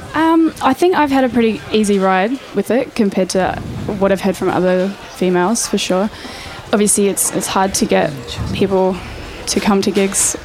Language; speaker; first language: English; native; English